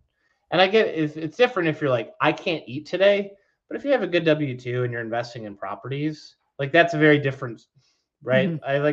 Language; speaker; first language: English; native; English